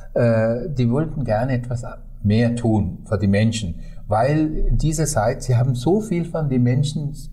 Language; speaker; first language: German; non-native, fluent; Sinhala